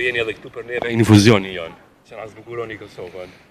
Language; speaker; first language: Albanian; native; Albanian